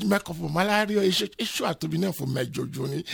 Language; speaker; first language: Hungarian; non-native, fluent; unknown